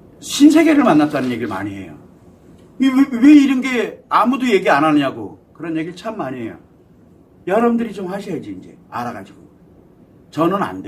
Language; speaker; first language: Korean; native; Korean